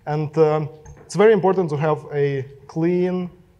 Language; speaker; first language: English; non-native, fluent; Russian